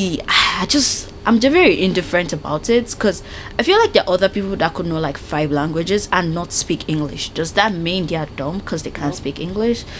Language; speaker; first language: English; non-native, local second language; Yoruba